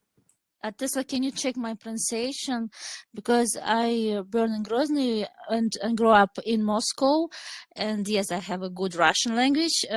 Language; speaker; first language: English; non-native, learner; Chechen